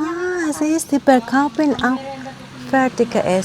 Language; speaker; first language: German; non-native, learner; Filipino